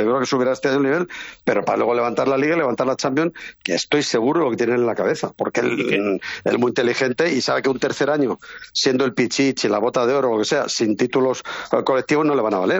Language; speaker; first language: Spanish; native; Spanish